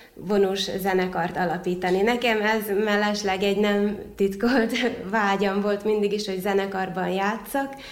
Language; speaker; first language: Hungarian; native; Hungarian